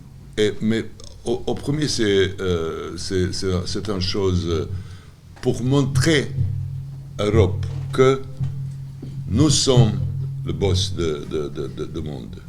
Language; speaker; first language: French; non-native, learner; Serbian